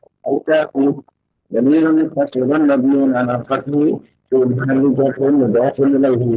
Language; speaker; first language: Arabic; non-native, learner; Indonesian